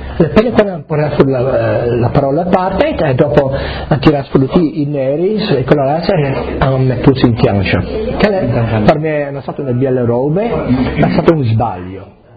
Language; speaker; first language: Italian; non-native, learner; Friulian